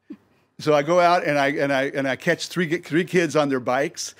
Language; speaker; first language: English; native; English